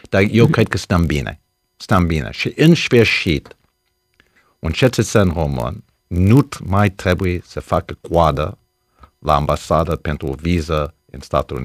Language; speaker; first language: Romanian; early bilingual, heritage; Romanian